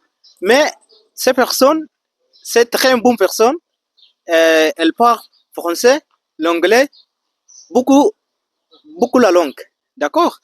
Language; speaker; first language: French; non-native, learner; Arabic